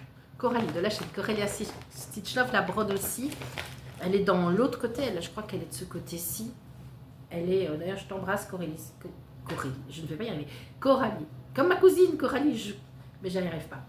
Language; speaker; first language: French; native; French